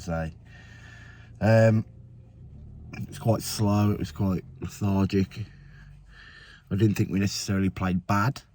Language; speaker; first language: English; native; English